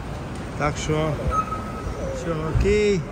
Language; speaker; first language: Russian; non-native, local second language; Ukrainian